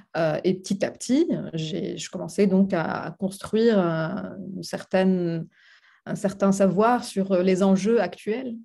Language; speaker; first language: French; non-native, local second language; Arabic